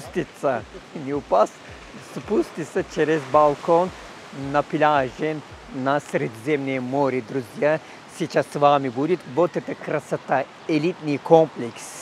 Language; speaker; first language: Russian; non-native, fluent; Turkish